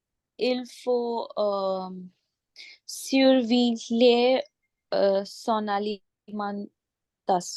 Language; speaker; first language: French; non-native, learner; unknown